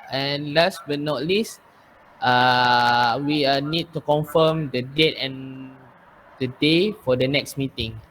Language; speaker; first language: English; non-native, learner; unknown